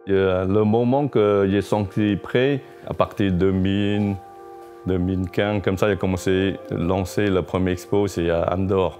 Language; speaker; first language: French; non-native, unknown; Chinese